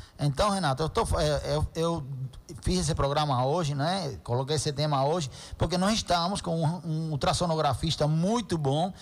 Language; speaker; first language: Portuguese; non-native, fluent; Spanish